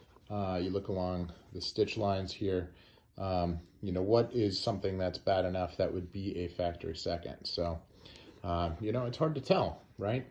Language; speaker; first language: English; native; English